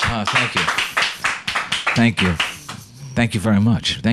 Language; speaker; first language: English; native; English